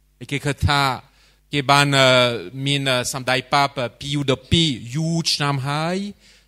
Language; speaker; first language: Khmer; non-native, fluent; French